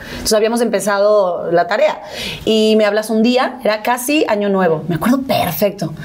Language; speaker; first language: Spanish; early bilingual, other home language; Catalan